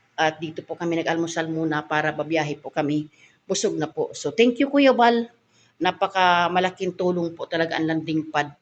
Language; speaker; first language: Filipino; non-native, local second language; Masbatenyo